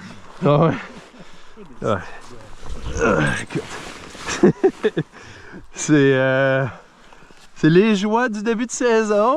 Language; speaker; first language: French; native; French